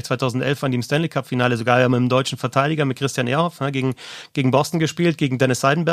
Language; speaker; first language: German; native; German